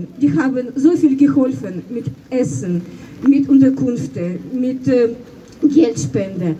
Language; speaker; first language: German; non-native, fluent; Ukrainian